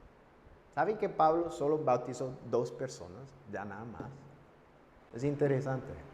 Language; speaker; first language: Spanish; non-native, fluent; English